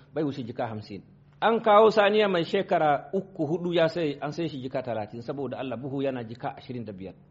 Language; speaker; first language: Hausa; non-native, local second language; Fula